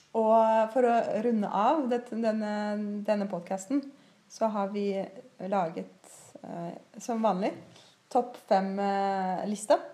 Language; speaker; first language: Norwegian; native; Norwegian